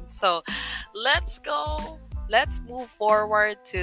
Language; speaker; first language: English; non-native, local second language; Filipino